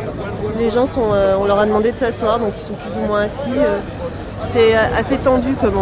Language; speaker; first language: French; native; French